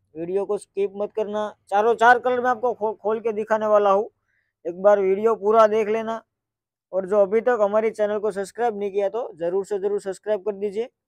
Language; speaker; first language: Hindi; non-native, local second language; Gujarati